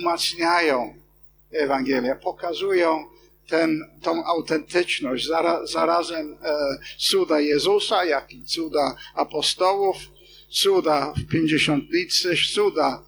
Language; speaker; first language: Polish; non-native, fluent; English